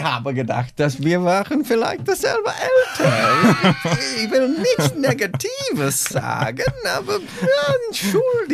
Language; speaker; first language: German; non-native, fluent; English